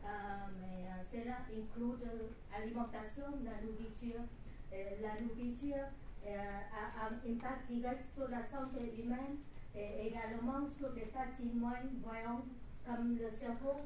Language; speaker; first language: French; non-native, learner; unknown